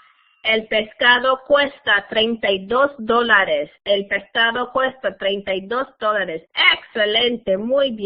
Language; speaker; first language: Spanish; non-native, fluent; English